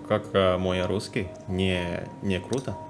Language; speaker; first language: Russian; non-native, learner; Indonesian